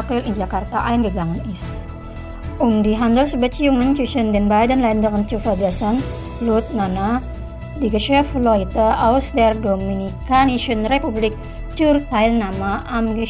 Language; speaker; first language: German; non-native, fluent; Indonesian